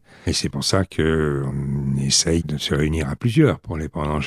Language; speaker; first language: French; native; French